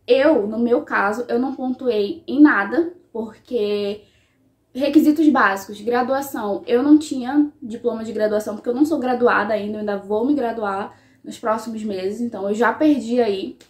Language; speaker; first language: Portuguese; native; Portuguese